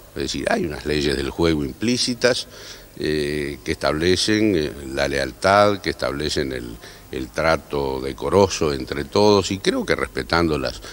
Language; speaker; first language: Spanish; native; Spanish